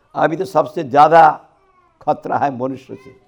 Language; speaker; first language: Hindi; non-native, local second language; Bangla